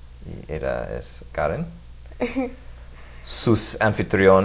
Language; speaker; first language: Spanish; non-native, fluent; English